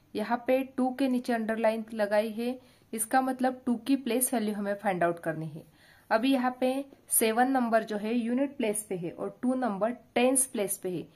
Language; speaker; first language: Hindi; non-native, local second language; Marathi